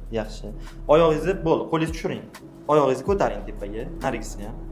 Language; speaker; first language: Uzbek; native; Uzbek